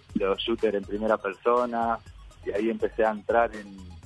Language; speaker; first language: Spanish; native; Spanish